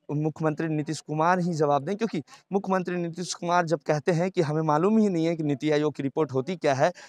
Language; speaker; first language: Hindi; native; Hindi